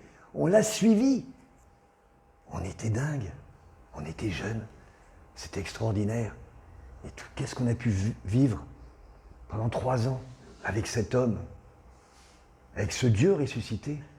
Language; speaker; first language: French; native; French